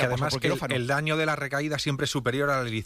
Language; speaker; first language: Spanish; native; Spanish